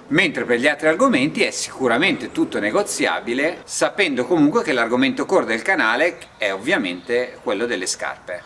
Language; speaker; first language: Italian; native; Italian